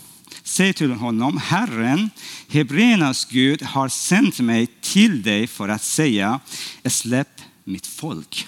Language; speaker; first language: Swedish; non-native, fluent; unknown